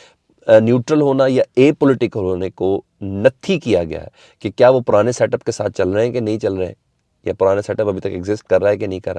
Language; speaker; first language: Urdu; native; Urdu